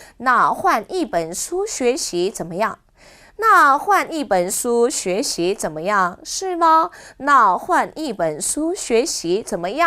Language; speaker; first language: Chinese; non-native, fluent; Korean